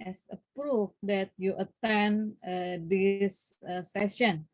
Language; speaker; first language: English; non-native, learner; Indonesian